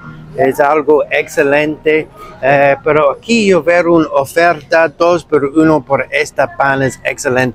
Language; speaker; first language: Spanish; non-native, learner; English